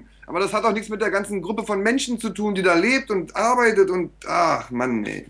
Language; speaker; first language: German; native; German